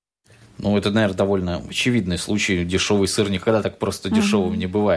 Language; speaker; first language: Russian; native; Russian